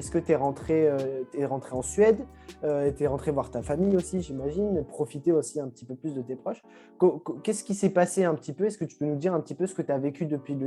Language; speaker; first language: French; native; French